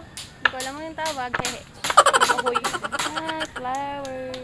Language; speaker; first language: Filipino; native; Filipino